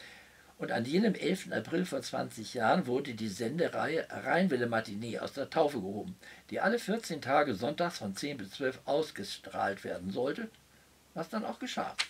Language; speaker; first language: German; native; German